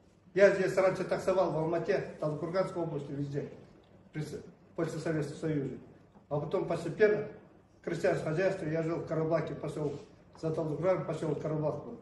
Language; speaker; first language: Russian; non-native, local second language; Kazakh